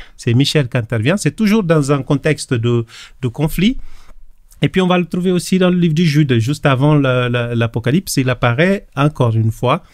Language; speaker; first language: French; non-native, fluent; Kabuverdianu